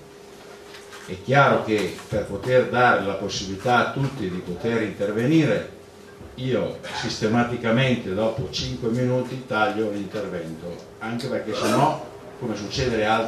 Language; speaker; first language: Italian; native; Italian